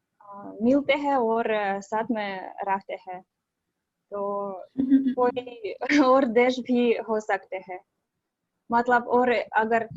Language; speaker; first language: Hindi; non-native, learner; Russian